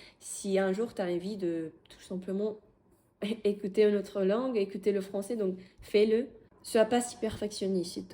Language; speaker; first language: French; non-native, fluent; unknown